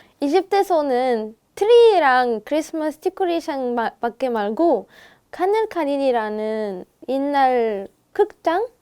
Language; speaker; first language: Korean; non-native, learner; Arabic